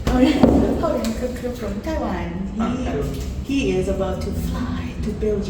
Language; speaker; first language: English; non-native, fluent; Indonesian